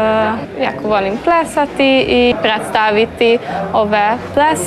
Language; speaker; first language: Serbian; early bilingual, heritage; Croatian